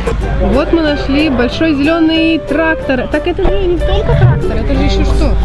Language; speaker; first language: Russian; native; Russian